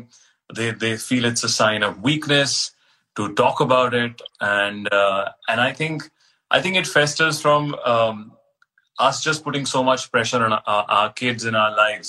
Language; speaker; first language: English; non-native, local second language; Hindi